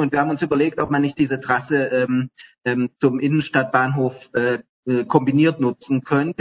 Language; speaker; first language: German; native; German